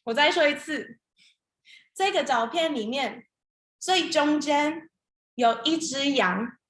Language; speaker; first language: Chinese; non-native, learner; English